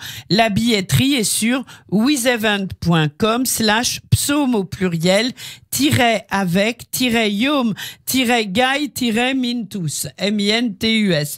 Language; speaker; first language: French; native; French